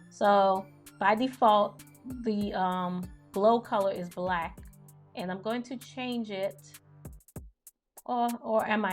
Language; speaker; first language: English; native; English